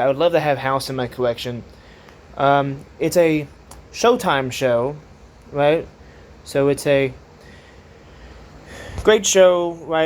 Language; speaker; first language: English; native; English